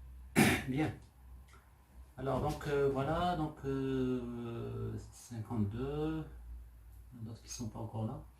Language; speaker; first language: French; non-native, local second language; Arabic